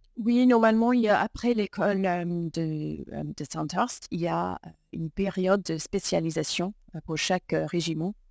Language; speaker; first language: French; non-native, fluent; English